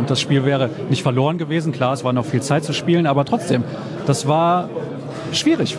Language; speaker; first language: German; native; German